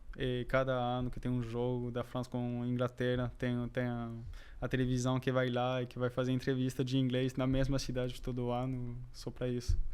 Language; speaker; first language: Portuguese; non-native, fluent; French